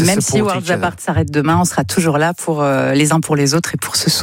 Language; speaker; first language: French; native; French